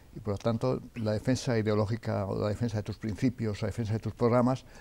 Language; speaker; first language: Spanish; native; Spanish